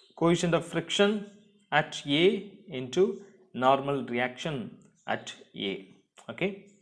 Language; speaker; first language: English; non-native, local second language; Tamil